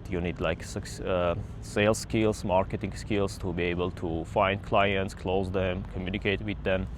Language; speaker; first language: English; non-native, fluent; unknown